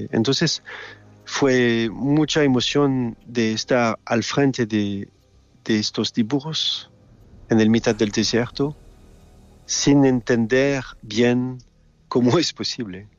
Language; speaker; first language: Spanish; non-native, learner; French